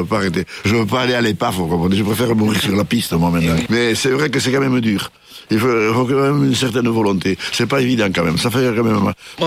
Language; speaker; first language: French; native; French